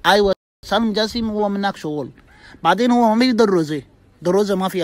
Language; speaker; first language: Arabic; non-native, learner; Bangla